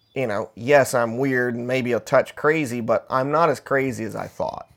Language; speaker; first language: English; native; English